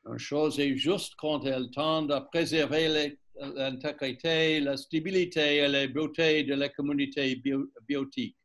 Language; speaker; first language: French; non-native, learner; English